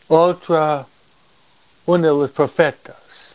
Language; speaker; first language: Spanish; non-native, fluent; English